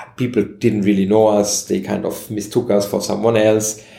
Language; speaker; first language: English; non-native, fluent; German